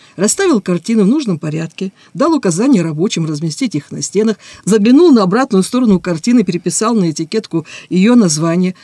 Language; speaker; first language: Russian; native; Russian